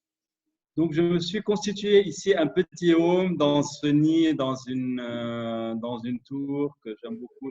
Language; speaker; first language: French; non-native, local second language; Arabic